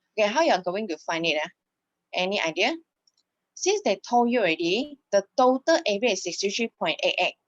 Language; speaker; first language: English; non-native, local second language; Malay